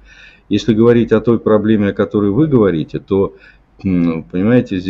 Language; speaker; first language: Russian; native; Russian